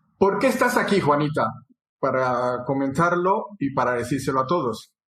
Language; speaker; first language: Spanish; native; Spanish